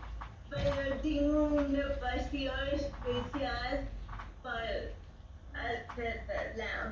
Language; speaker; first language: Catalan; non-native, fluent; Greek